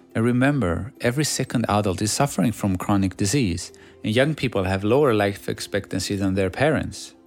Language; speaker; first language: English; non-native, fluent; Swedish